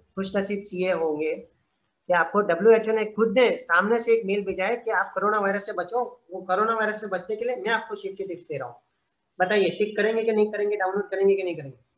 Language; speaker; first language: Hindi; non-native, local second language; Gujarati